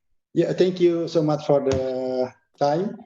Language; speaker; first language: English; non-native, learner; Indonesian